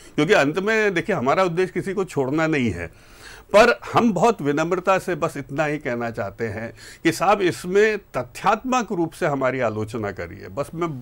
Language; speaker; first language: Hindi; native; Hindi